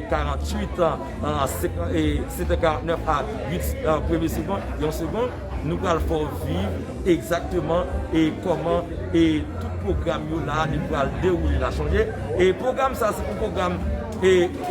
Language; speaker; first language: French; non-native, local second language; Haitian Creole